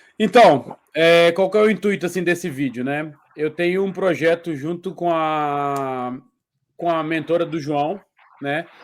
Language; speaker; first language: Portuguese; native; Portuguese